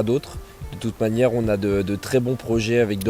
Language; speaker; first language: French; native; French